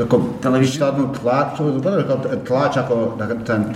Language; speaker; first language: Slovak; non-native, fluent; English